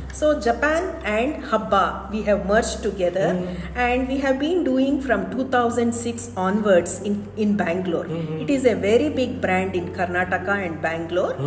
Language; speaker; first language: English; non-native, local second language; Kannada